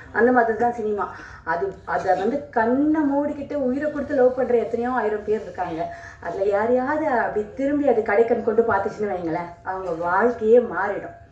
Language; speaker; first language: Tamil; native; Tamil